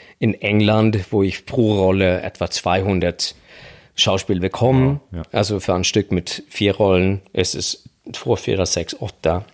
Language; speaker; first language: German; non-native, fluent; Swedish